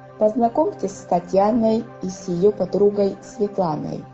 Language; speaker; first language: Russian; non-native, fluent; Finnish